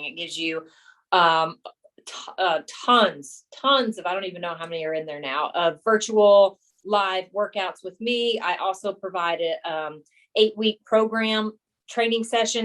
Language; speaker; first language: English; native; English